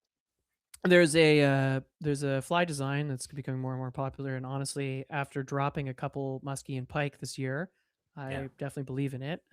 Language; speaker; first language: English; native; English